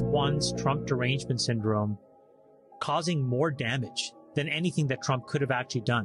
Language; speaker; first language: English; native; English